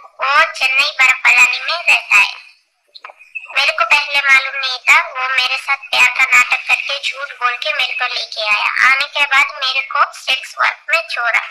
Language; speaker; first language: Hindi; non-native, learner; Bangla